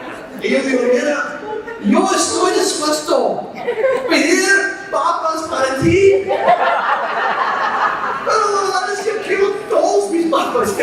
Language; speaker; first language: Spanish; non-native, fluent; English